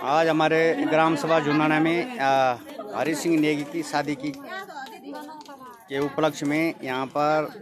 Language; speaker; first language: Hindi; native; Hindi